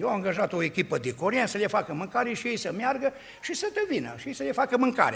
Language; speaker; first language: Romanian; native; Romanian